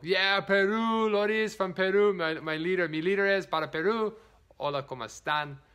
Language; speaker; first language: Spanish; non-native, learner; English